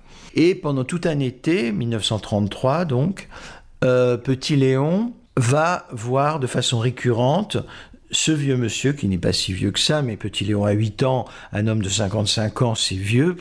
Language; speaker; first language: French; native; French